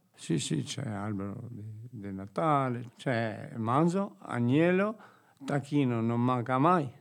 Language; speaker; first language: Italian; non-native, fluent; Albanian